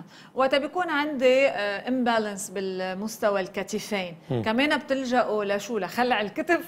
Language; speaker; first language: Arabic; native; Arabic